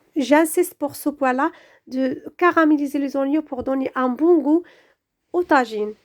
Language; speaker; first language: French; non-native, local second language; Arabic